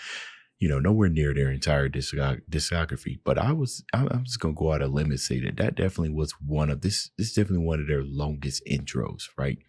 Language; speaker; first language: English; native; English